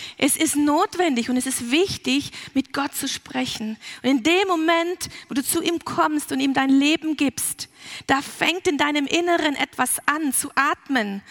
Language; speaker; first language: German; early bilingual, heritage; German